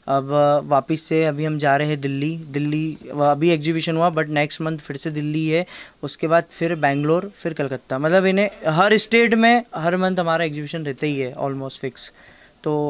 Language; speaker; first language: Hindi; native; Hindi